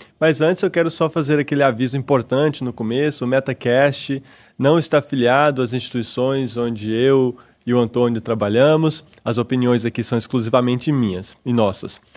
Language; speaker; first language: Portuguese; native; Portuguese